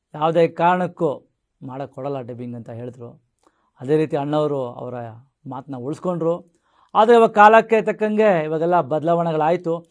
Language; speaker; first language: Kannada; non-native, local second language; Marathi